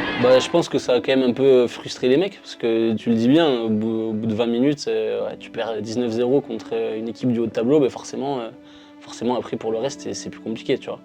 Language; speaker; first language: French; native; French